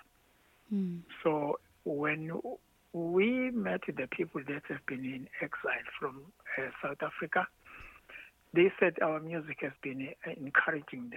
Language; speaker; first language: English; non-native, local second language; Zulu